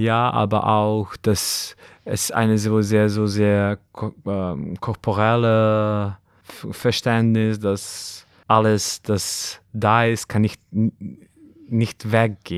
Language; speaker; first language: German; non-native, fluent; Serbian